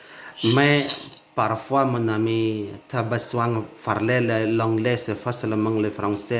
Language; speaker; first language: French; non-native, learner; Indonesian